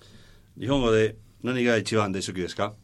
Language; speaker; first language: Japanese; non-native, learner; Spanish